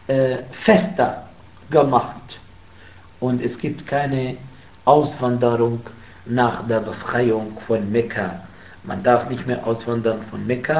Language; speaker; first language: German; non-native, fluent; Arabic